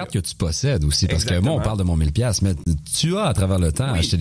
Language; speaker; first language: French; native; French